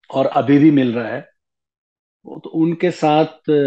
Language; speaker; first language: Hindi; native; Hindi